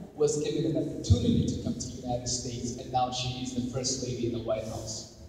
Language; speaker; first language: English; non-native, fluent; Somali